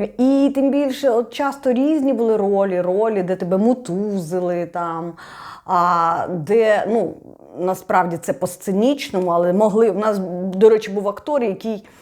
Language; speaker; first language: Ukrainian; non-native, local second language; Russian